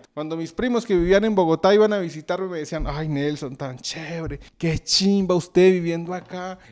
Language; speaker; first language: Spanish; native; Spanish